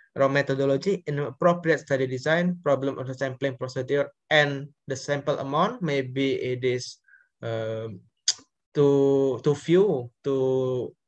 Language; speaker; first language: English; non-native, learner; Indonesian